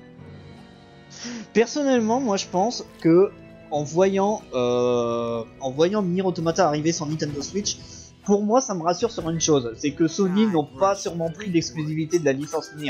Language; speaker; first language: French; native; French